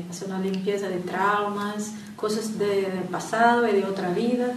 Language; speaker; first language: Spanish; non-native, learner; Portuguese